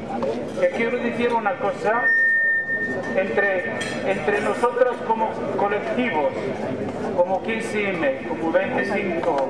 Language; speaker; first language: Spanish; non-native, fluent; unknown